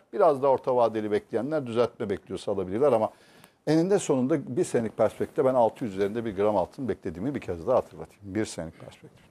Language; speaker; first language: Turkish; native; Turkish